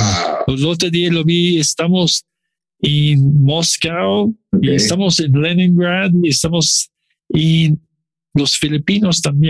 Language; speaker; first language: Spanish; non-native, learner; English